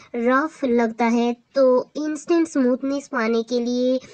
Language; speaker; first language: Hindi; non-native, local second language; Bangla